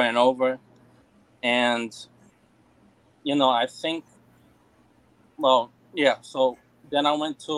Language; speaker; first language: English; non-native, fluent; Portuguese